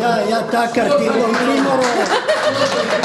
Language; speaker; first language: Swedish; non-native, fluent; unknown